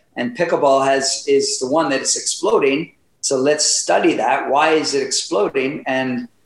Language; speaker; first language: English; native; English